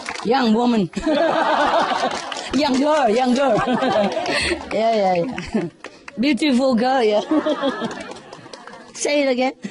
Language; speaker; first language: English; non-native, fluent; Vietnamese